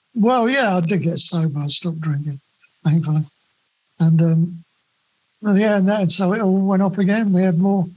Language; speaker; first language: English; native; English